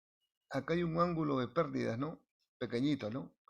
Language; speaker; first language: Spanish; native; Spanish